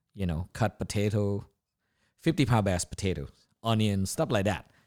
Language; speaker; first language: English; non-native, learner; Thai